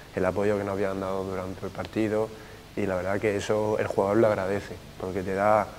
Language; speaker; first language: Spanish; native; Spanish